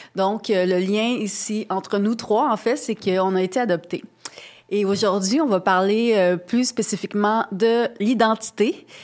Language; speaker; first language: French; native; French